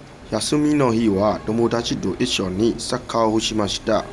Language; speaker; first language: Japanese; non-native, learner; Burmese